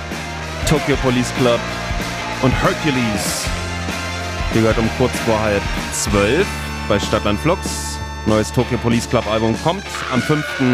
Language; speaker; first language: German; native; German